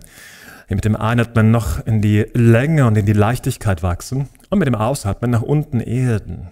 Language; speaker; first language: German; native; German